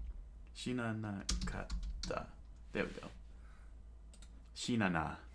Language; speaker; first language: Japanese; non-native, learner; English